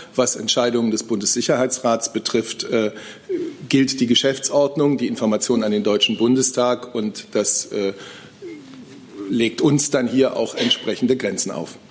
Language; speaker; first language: German; native; German